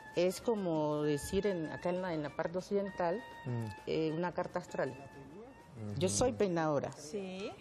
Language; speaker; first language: Spanish; native; Spanish